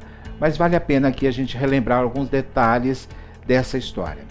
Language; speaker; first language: Portuguese; native; Portuguese